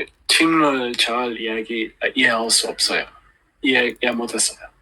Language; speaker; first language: Korean; non-native, learner; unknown